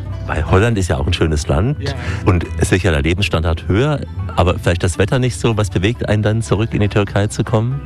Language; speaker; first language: German; native; German